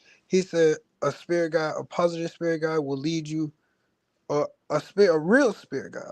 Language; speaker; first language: English; native; English